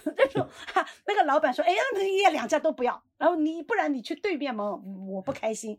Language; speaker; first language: Chinese; native; Chinese